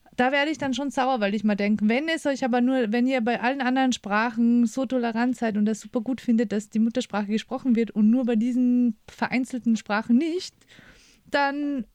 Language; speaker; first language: German; non-native, local second language; Croatian